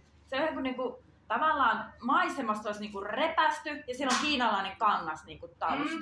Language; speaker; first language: Finnish; native; Finnish